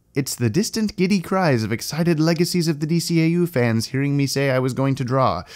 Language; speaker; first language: English; native; English